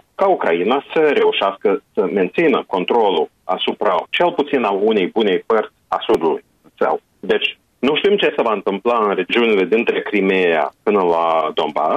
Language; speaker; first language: Romanian; native; Romanian